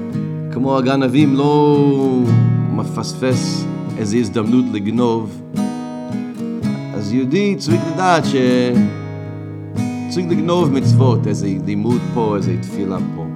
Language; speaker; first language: Hebrew; non-native, fluent; English